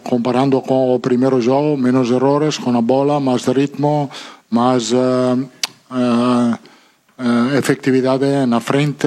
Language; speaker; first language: Portuguese; non-native, fluent; Italian